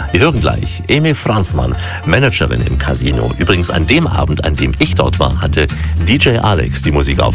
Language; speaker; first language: German; native; German